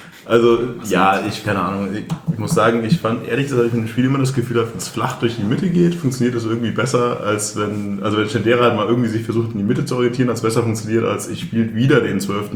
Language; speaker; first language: German; native; German